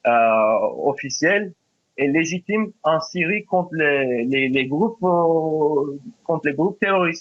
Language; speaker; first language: French; non-native, fluent; Turkish